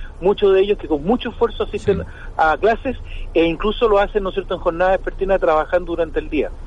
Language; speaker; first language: Spanish; native; Spanish